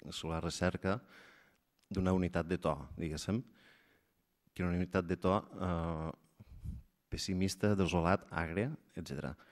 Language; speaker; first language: Catalan; native; Catalan